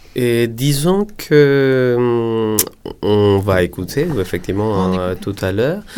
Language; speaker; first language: French; non-native, fluent; Spanish